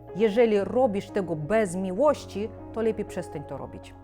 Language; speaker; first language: Polish; non-native, fluent; Korean